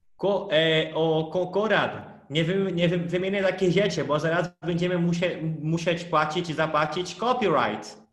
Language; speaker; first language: Polish; non-native, fluent; Portuguese